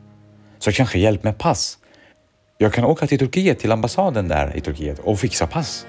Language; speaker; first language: Swedish; early bilingual, other home language; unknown